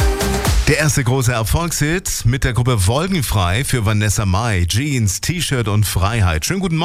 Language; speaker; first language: German; native; German